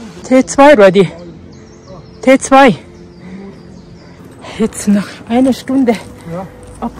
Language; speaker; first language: German; non-native, learner; Tibetan